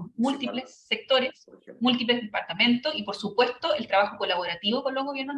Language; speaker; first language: Spanish; native; Spanish